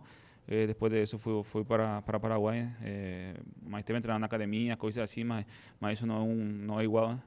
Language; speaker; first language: Portuguese; non-native, fluent; Spanish